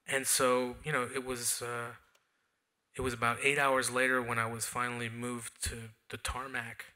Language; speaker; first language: English; native; English